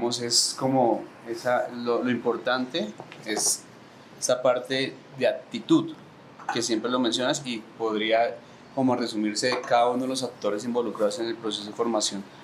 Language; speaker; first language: Spanish; native; Spanish